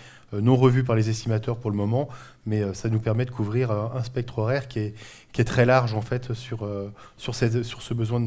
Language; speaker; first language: French; native; French